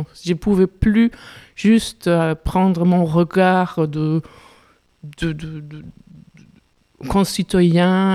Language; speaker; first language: French; non-native, fluent; German